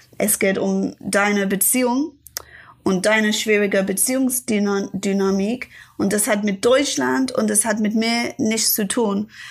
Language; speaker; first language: German; non-native, fluent; English